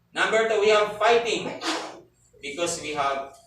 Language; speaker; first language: English; non-native, local second language; Filipino